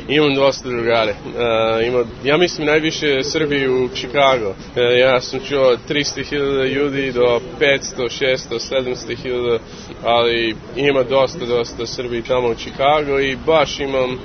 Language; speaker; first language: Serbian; early bilingual, heritage; English